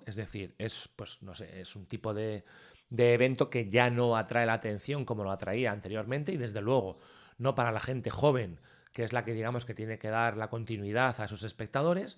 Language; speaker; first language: Spanish; native; Spanish